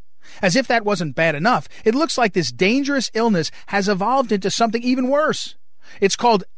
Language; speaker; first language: English; native; English